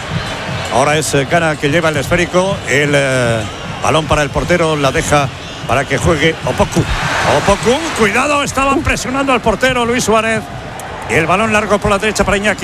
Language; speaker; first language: Spanish; native; Spanish